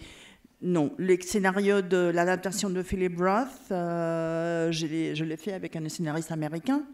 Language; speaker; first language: French; non-native, fluent; Catalan